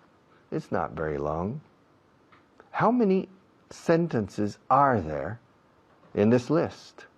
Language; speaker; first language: English; non-native, fluent; Spanish